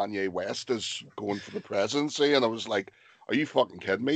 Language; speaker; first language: English; native; English